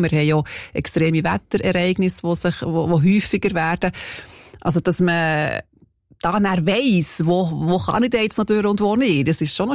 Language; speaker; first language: German; native; German